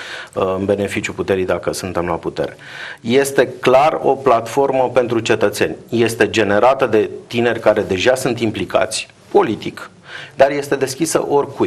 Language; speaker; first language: Romanian; native; Romanian